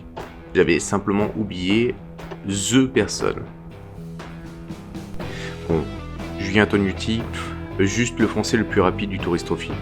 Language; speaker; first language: French; native; French